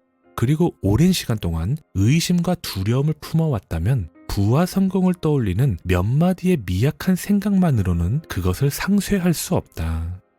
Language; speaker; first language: Korean; native; Korean